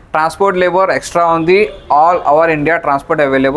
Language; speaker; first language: Telugu; non-native, local second language; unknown